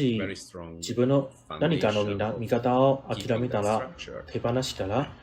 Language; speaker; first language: Japanese; non-native, learner; English